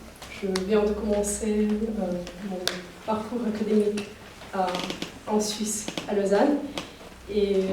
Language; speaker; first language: French; non-native, fluent; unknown